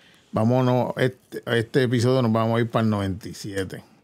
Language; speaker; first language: Spanish; early bilingual, heritage; Spanish